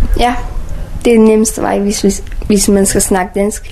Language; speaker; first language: Danish; early bilingual, other home language; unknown